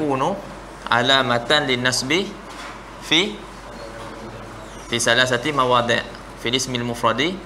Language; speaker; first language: Arabic; non-native, fluent; Malay